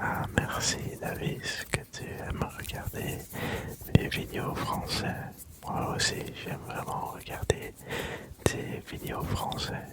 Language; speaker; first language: French; early bilingual, other home language; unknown